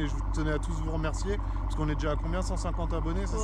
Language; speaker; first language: French; native; French